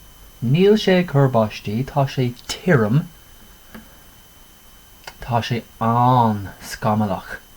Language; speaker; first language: Irish; non-native, local second language; English